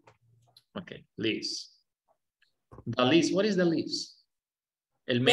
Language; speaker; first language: English; non-native, fluent; Spanish